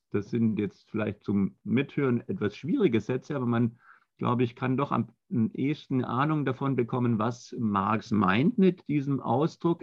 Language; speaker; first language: German; native; German